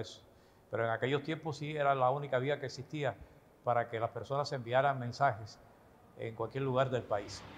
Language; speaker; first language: Spanish; native; Spanish